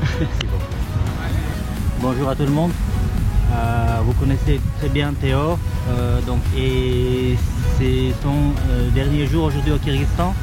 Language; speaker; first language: French; non-native, fluent; Kyrgyz